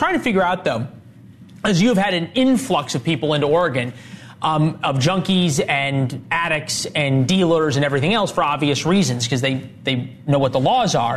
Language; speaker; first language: English; native; English